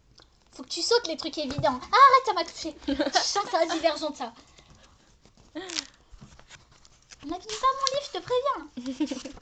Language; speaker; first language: French; native; French